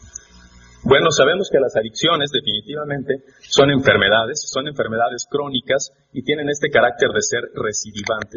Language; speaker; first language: Spanish; native; Spanish